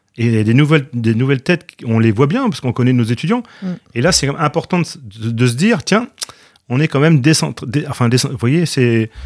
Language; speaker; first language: French; native; French